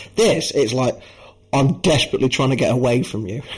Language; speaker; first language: English; native; English